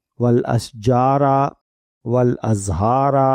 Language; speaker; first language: Arabic; non-native, fluent; Urdu